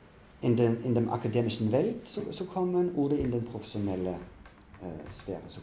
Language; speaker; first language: German; non-native, fluent; Norwegian